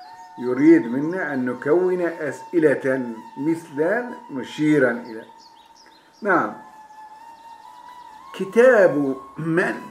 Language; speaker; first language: Arabic; non-native, fluent; Turkish